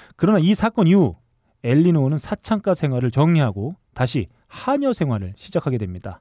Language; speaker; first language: Korean; native; Korean